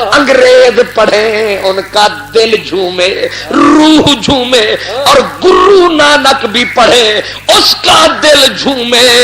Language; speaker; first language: Urdu; non-native, local second language; Punjabi